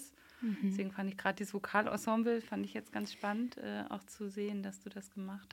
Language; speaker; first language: German; native; German